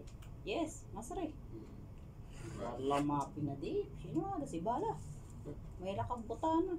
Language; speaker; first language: Arabic; non-native, learner; Filipino